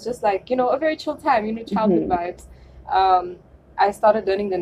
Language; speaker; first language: English; non-native, local second language; German